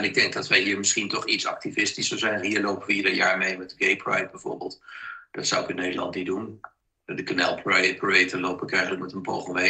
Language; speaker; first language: Dutch; native; Dutch